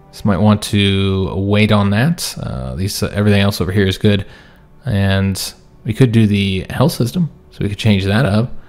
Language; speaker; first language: English; native; English